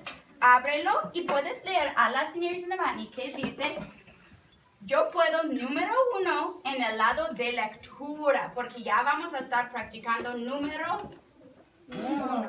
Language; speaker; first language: Spanish; non-native, fluent; English